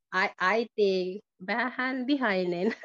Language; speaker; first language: Finnish; non-native, learner; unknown